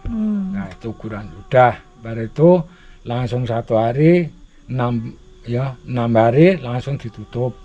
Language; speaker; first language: Indonesian; non-native, local second language; Javanese